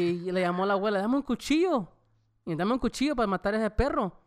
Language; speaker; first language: Spanish; early bilingual, heritage; Spanish